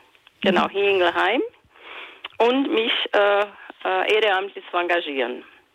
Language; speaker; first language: German; non-native, fluent; Portuguese